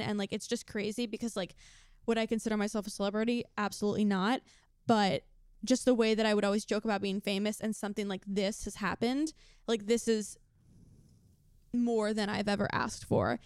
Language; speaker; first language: English; native; English